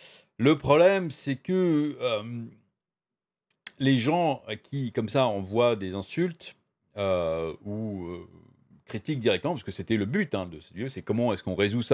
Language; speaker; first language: French; native; French